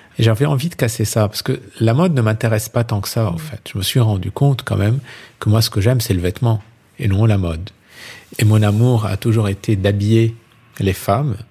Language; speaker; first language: French; non-native, local second language; Arabic